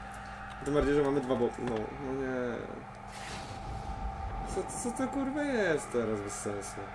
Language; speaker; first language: Polish; native; Polish